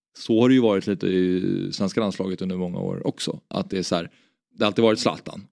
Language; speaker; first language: Swedish; native; Swedish